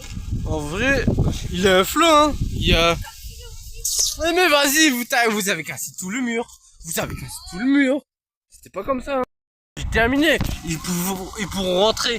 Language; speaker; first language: French; native; French